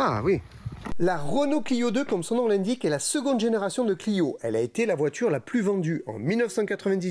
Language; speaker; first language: French; native; French